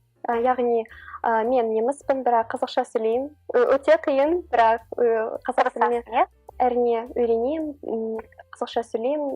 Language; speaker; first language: Kazakh; non-native, local second language; Russian